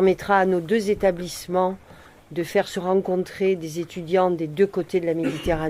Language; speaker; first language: French; native; French